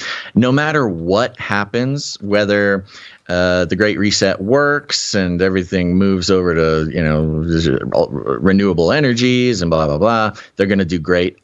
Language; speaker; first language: English; native; English